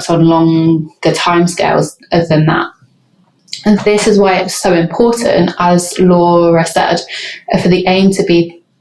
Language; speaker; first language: English; native; English